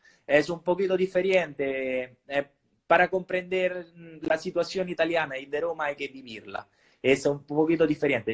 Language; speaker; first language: Spanish; non-native, fluent; Italian